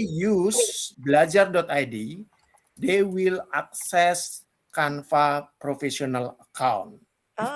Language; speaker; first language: English; non-native, learner; Indonesian